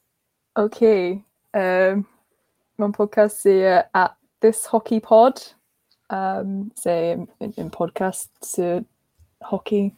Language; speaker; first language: French; non-native, learner; English